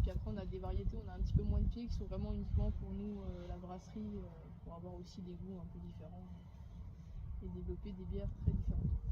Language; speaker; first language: French; native; French